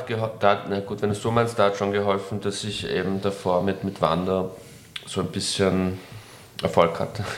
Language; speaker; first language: German; native; German